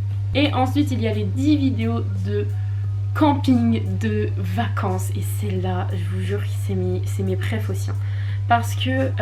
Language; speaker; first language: French; native; French